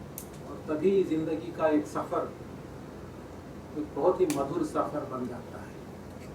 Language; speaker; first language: Hindi; non-native, local second language; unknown